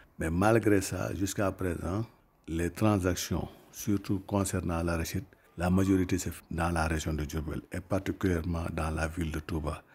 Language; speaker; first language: French; non-native, local second language; Wolof